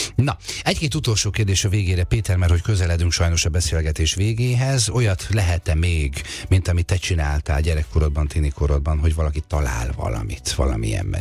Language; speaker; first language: Hungarian; native; Hungarian